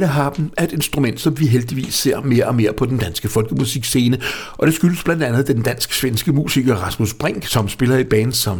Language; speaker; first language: Danish; native; Danish